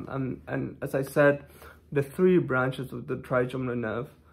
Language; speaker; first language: English; non-native, fluent; Thai